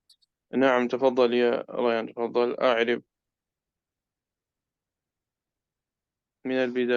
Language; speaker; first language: Arabic; non-native, fluent; Urdu